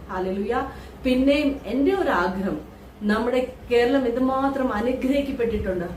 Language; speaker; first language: Malayalam; early bilingual, heritage; Malayalam